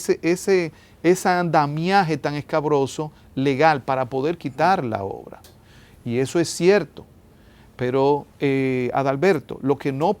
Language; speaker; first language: Spanish; native; Spanish